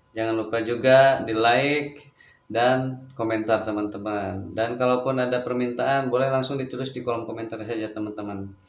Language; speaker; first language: Indonesian; native; Indonesian